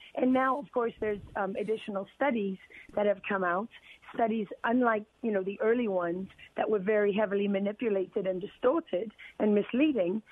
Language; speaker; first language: English; native; English